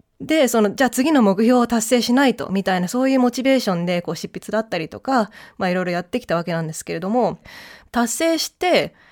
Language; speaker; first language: Japanese; early bilingual, heritage; Japanese